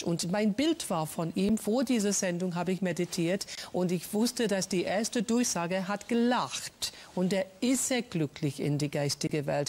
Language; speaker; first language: German; non-native, fluent; English